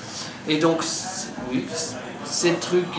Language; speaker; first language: French; non-native, fluent; Dutch